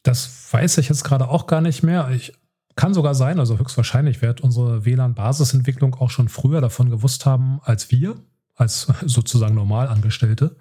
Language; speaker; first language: German; native; German